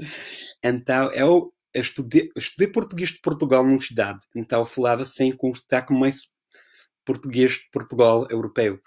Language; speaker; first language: Portuguese; non-native, fluent; English